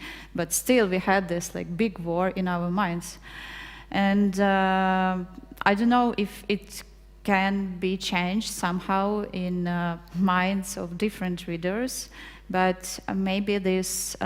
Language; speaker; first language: English; non-native, fluent; Ukrainian